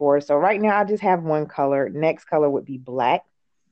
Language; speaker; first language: English; native; English